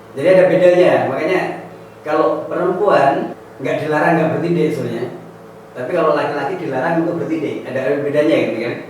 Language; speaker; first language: Indonesian; non-native, local second language; Javanese